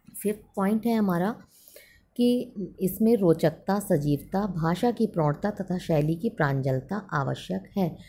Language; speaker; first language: Hindi; native; Hindi